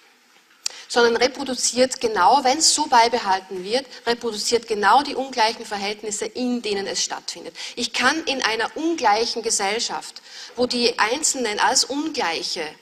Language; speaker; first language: German; native; German